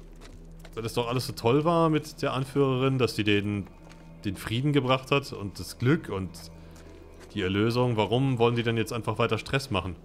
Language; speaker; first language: German; native; German